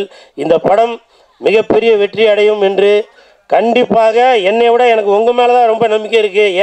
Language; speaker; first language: Tamil; native; Tamil